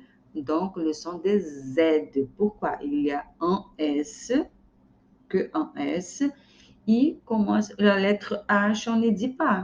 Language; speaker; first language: French; non-native, fluent; Portuguese